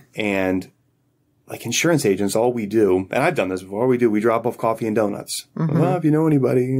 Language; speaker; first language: English; native; English